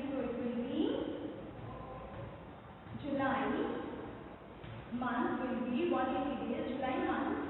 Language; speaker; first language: English; non-native, local second language; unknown